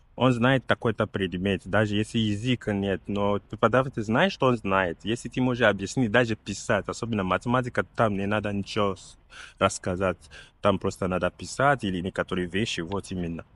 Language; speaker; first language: Russian; non-native, fluent; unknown